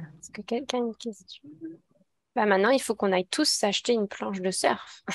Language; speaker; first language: French; native; French